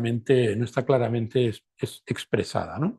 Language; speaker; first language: Spanish; native; Spanish